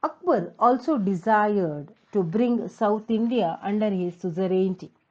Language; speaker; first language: English; non-native, local second language; Kannada